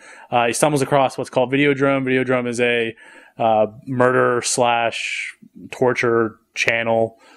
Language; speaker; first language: English; native; English